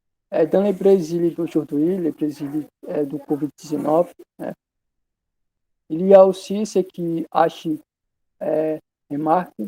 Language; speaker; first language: French; non-native, learner; Portuguese